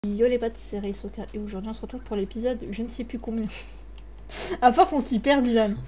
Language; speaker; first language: French; native; French